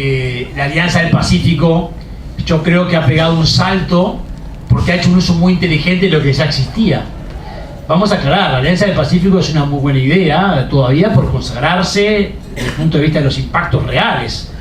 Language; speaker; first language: Spanish; native; Spanish